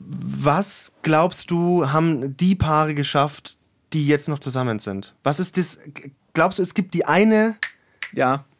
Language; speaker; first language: German; native; German